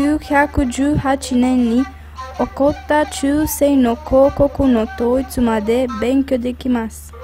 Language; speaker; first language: Japanese; non-native, learner; Romanian